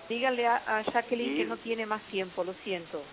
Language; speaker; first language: Spanish; native; Spanish